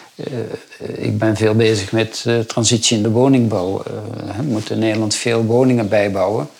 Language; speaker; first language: Dutch; native; Dutch